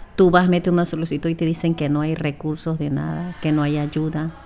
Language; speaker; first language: Spanish; native; Spanish